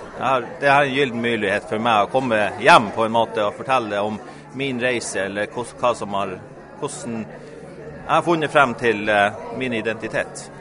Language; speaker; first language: Norwegian; native; Norwegian